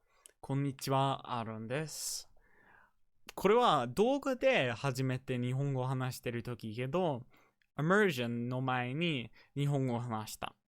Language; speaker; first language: Japanese; non-native, fluent; English